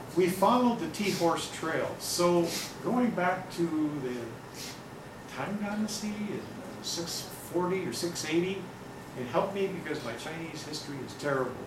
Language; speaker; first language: English; native; English